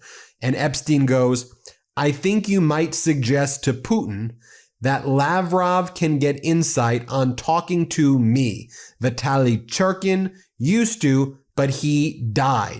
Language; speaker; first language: English; native; English